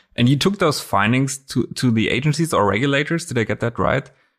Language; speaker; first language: English; non-native, fluent; German